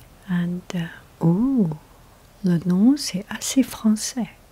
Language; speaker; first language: French; non-native, learner; Chinese